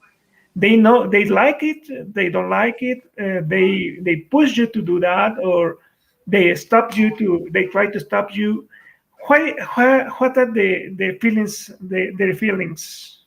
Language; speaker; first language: English; non-native, fluent; Spanish